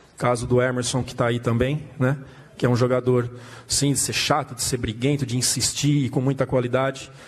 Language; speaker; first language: Portuguese; native; Portuguese